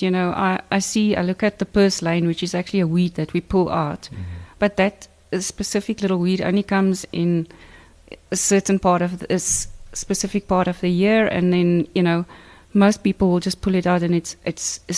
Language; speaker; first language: English; non-native, local second language; Afrikaans